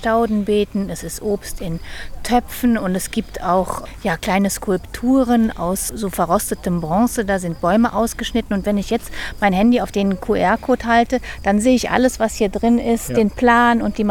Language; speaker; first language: German; native; German